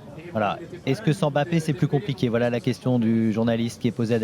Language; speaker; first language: French; native; French